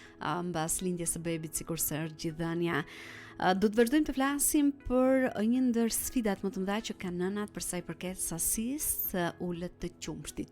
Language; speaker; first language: Albanian; native; Albanian